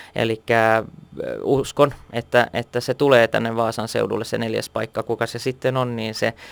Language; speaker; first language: Finnish; non-native, local second language; Swedish